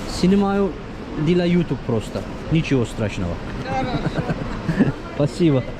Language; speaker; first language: Russian; non-native, learner; Turkish